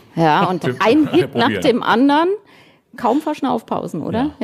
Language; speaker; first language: German; native; German